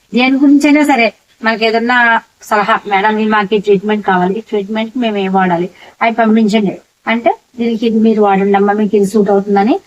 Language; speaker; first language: Telugu; native; Telugu